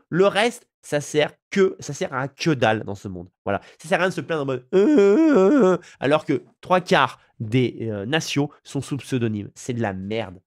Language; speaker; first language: French; native; French